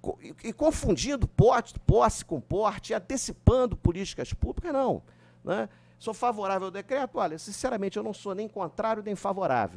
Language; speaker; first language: Portuguese; native; Portuguese